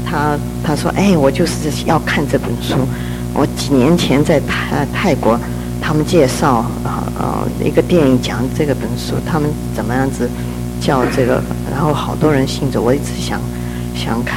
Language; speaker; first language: Chinese; early bilingual, heritage; Chinese